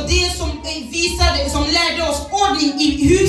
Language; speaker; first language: Swedish; non-native, learner; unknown